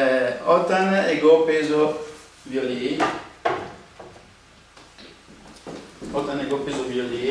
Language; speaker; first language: Greek; non-native, learner; Italian